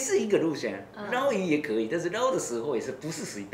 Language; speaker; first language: Chinese; non-native, learner; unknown